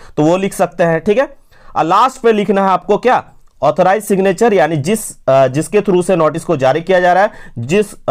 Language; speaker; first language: Hindi; native; Hindi